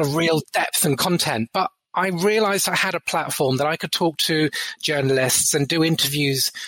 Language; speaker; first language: English; native; English